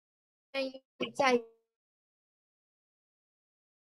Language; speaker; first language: Chinese; non-native, learner; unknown